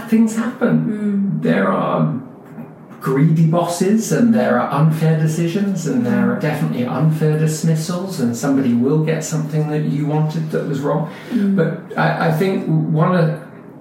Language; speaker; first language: English; native; English